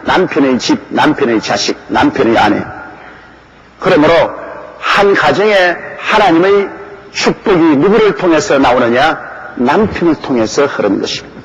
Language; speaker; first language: Korean; native; Korean